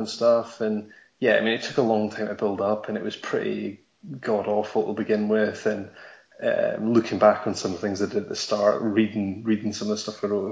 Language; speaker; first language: English; native; English